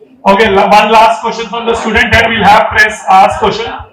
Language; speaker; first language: English; non-native, local second language; Telugu